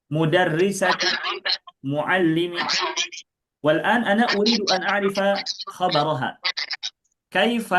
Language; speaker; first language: Arabic; non-native, fluent; Indonesian